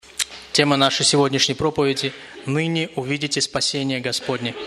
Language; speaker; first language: Russian; native; Russian